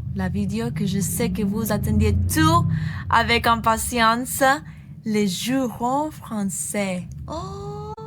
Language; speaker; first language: French; non-native, learner; English